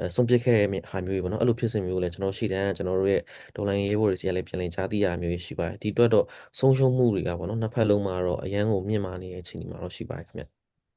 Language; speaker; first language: Burmese; non-native, local second language; S'gaw Karen